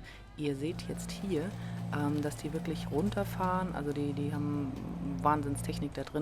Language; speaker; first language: German; native; German